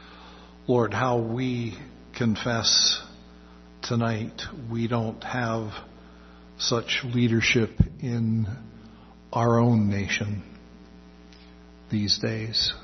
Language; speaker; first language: English; native; English